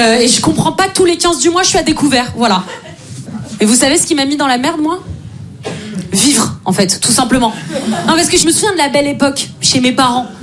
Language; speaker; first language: French; native; French